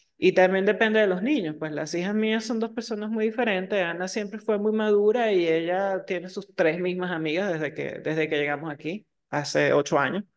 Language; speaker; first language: Spanish; native; Spanish